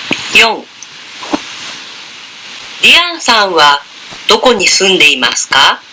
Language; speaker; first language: Japanese; non-native, learner; Indonesian